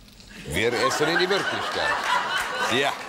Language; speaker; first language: German; native; German